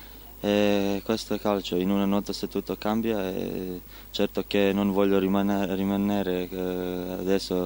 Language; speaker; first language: Italian; non-native, learner; Croatian